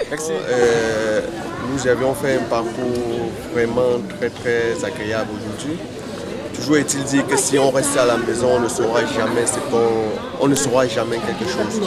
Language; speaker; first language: French; non-native, fluent; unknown